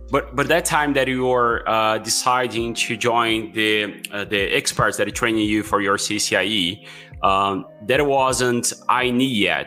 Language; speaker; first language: English; non-native, fluent; Portuguese